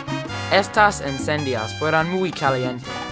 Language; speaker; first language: Spanish; non-native, learner; English